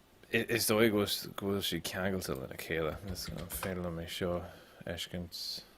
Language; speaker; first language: Irish; non-native, local second language; English